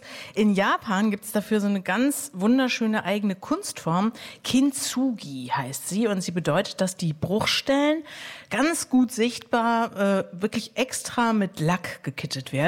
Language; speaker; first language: German; native; German